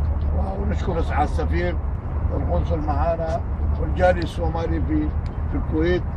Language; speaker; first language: Arabic; non-native, local second language; Somali